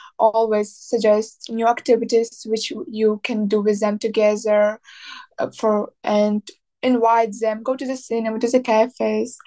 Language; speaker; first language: English; non-native, learner; Ukrainian